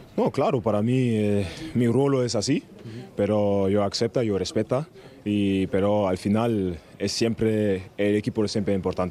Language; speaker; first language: Spanish; non-native, learner; German